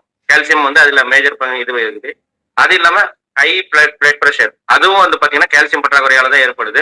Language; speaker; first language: Tamil; native; Tamil